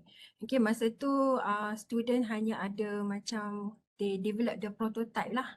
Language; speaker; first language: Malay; native; Malay